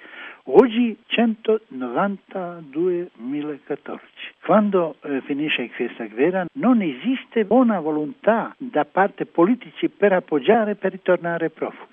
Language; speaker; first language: Italian; non-native, learner; Croatian